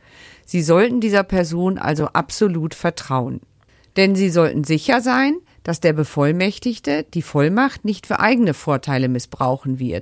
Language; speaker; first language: German; native; German